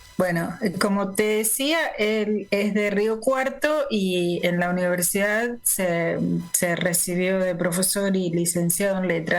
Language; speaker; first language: Spanish; native; Spanish